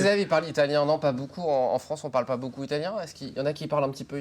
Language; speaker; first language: French; native; French